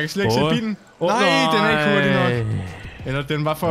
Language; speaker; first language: Danish; native; Danish